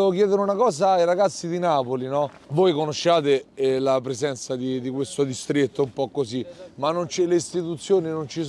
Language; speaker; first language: Italian; native; Italian